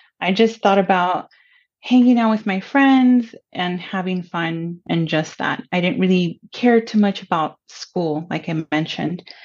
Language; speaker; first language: English; early bilingual, other home language; Spanish